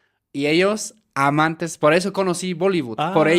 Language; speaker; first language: Spanish; non-native, fluent; German